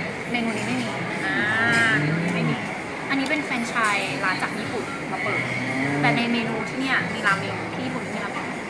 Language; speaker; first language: Thai; native; Thai